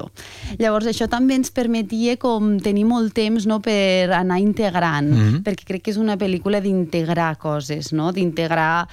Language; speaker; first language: Catalan; native; Catalan